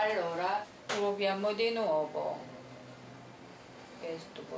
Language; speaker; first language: Italian; non-native, learner; Korean